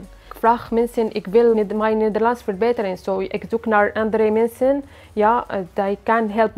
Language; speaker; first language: Dutch; non-native, learner; Arabic